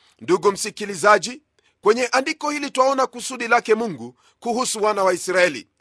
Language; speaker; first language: Swahili; non-native, local second language; Luyia